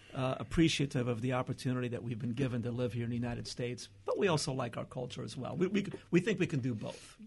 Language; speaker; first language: English; early bilingual, other home language; Portuguese